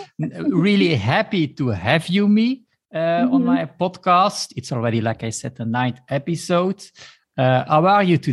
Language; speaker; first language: English; non-native, fluent; Dutch